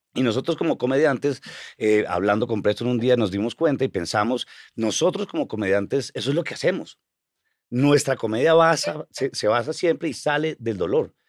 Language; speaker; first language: Spanish; native; Spanish